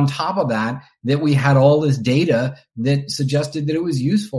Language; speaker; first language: English; native; English